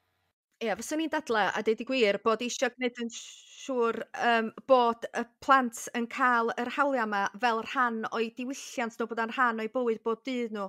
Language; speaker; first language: Welsh; native; Welsh